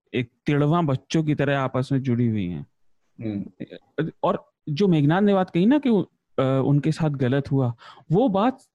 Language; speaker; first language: Hindi; native; Hindi